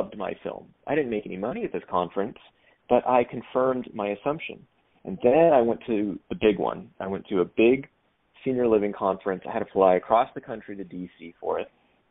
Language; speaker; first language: English; native; English